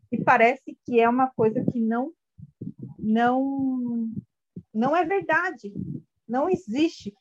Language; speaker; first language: Portuguese; non-native, local second language; Guarani